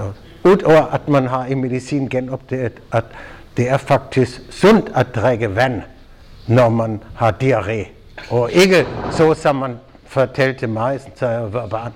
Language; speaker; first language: Danish; non-native, fluent; German